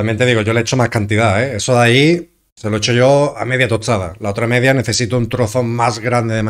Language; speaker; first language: Spanish; native; Spanish